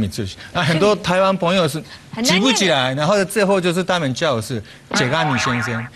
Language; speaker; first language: Chinese; non-native, fluent; Japanese